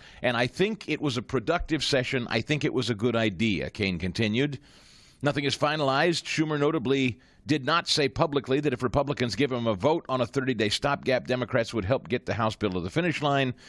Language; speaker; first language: English; native; English